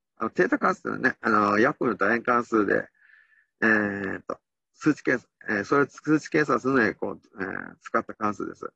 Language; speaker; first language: Japanese; native; Japanese